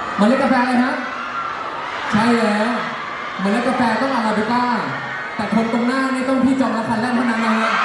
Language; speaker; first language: Thai; native; Thai